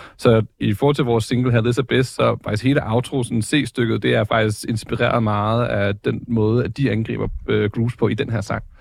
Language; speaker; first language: Danish; native; Danish